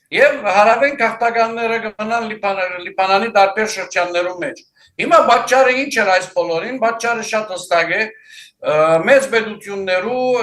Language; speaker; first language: Armenian; early bilingual, heritage; Armenian